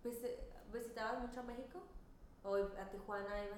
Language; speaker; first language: Spanish; early bilingual, heritage; Spanish